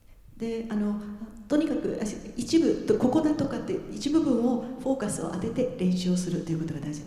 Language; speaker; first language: Japanese; native; Japanese